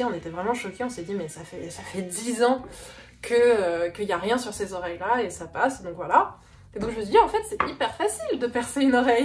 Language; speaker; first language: French; native; French